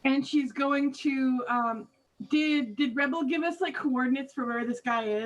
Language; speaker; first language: English; native; English